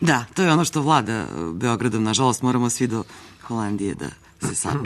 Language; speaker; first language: Serbian; native; Serbian